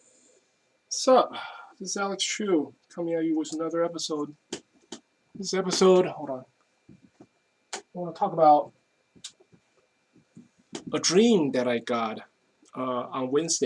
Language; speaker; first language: English; non-native, fluent; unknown